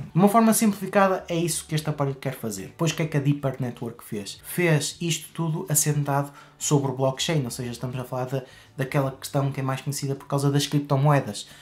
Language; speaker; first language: Portuguese; native; Portuguese